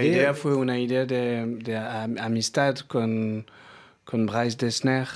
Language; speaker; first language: Spanish; non-native, learner; French